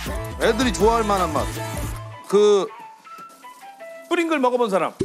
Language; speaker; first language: Korean; native; Korean